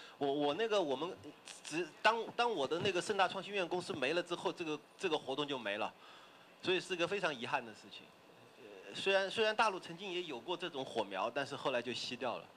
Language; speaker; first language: Chinese; native; Chinese